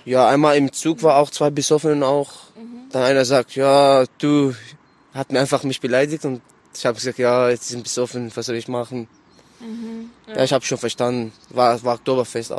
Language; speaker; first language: German; non-native, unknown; Arabic